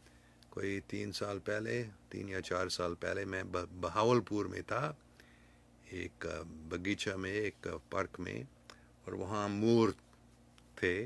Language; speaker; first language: Hindi; non-native, fluent; English